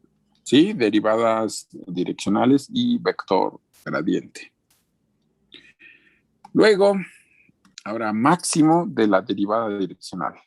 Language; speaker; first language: Spanish; native; Spanish